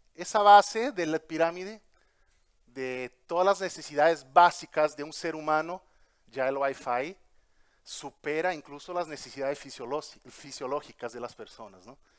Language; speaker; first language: Spanish; early bilingual, heritage; Portuguese